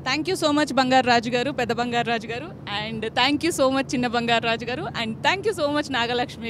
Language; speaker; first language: Telugu; native; Telugu